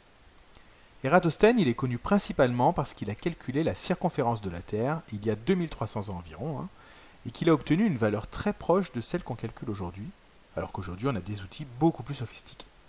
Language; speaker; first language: French; native; French